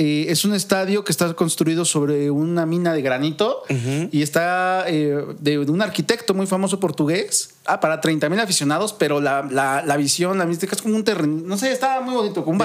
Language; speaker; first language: Spanish; native; Spanish